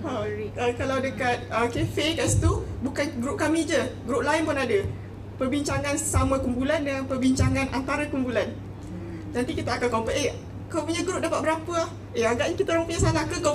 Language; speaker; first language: Malay; native; Malay